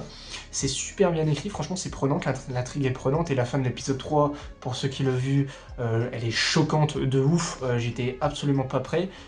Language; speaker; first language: French; native; French